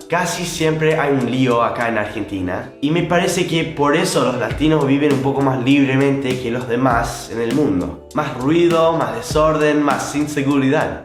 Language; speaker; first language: Spanish; non-native, fluent; English